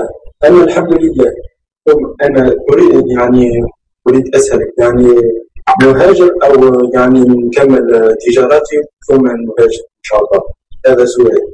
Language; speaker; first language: Arabic; early bilingual, heritage; Arabic